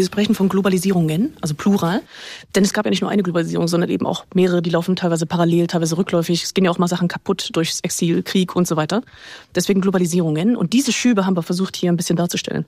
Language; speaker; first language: German; native; German